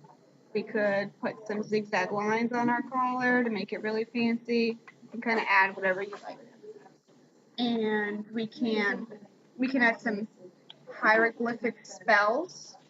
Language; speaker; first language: English; native; English